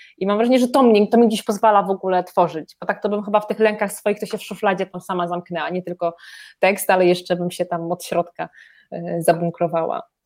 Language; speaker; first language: Polish; native; Polish